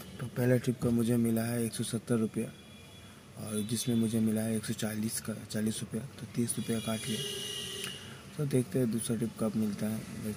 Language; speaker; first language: Hindi; non-native, local second language; Bangla